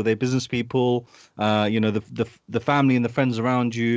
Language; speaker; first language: English; native; English